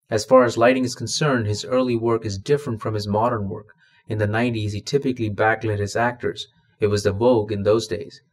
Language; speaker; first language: English; non-native, local second language; Malayalam